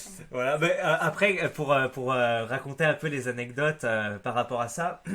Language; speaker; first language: French; native; French